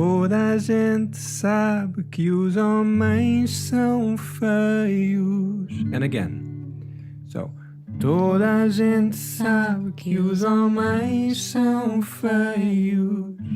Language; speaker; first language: Portuguese; non-native, fluent; English